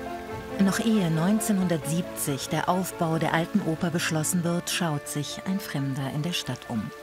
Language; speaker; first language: German; native; German